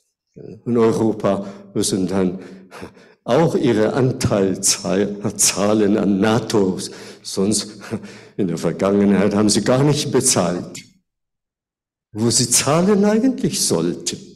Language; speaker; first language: German; non-native, fluent; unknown